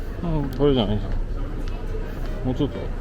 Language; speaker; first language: Japanese; non-native, learner; French